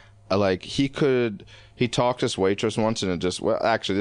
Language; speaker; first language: English; native; English